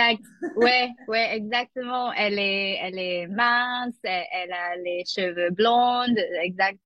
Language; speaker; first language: French; non-native, learner; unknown